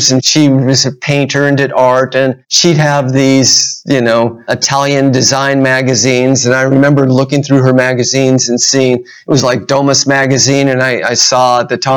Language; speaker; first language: English; native; English